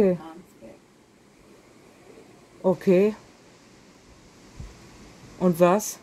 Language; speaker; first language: German; native; German